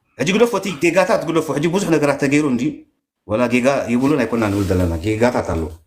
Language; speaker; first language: Tigrinya; native; Tigrinya